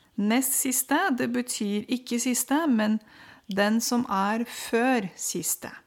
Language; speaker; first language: Norwegian; non-native, fluent; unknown